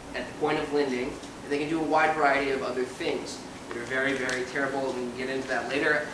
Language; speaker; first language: English; native; English